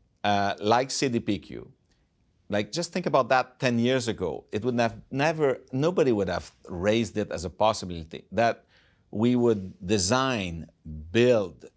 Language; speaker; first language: English; non-native, fluent; French